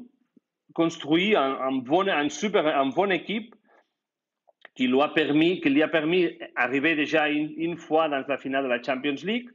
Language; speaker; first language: French; non-native, fluent; Spanish